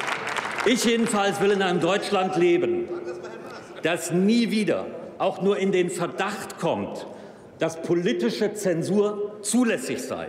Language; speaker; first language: German; native; German